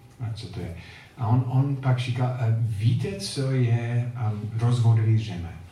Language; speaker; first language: Czech; non-native, fluent; English